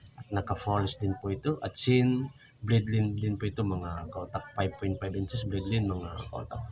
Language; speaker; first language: Filipino; non-native, local second language; Tausug